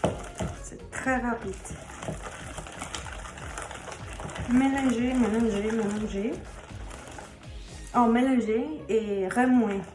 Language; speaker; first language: French; non-native, learner; Spanish